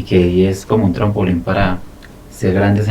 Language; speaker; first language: Spanish; native; Spanish